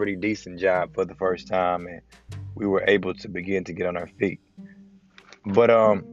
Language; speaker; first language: English; native; English